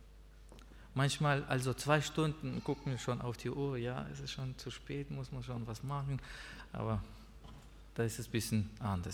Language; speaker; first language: German; non-native, learner; Russian